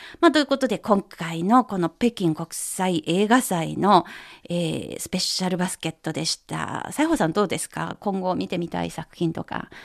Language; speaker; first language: Japanese; non-native, fluent; Chinese